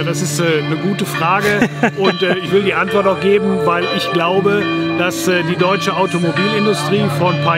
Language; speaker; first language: German; native; German